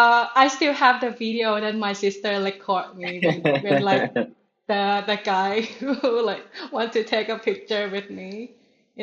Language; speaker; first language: English; non-native, learner; Thai